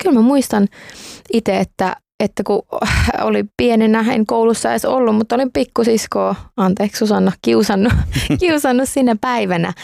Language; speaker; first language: Finnish; native; Finnish